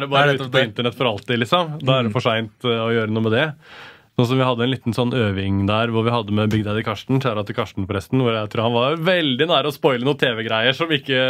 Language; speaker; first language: Norwegian; native; Norwegian